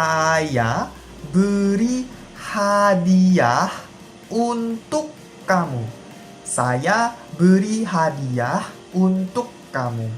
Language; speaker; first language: Indonesian; non-native, fluent; Korean